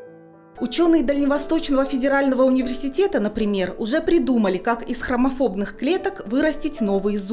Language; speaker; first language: Russian; native; Russian